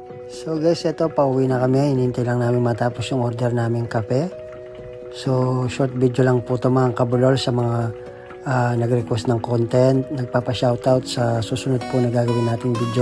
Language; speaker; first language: Filipino; native; Filipino